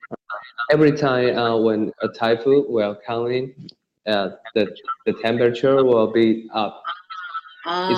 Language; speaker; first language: English; non-native, learner; Chinese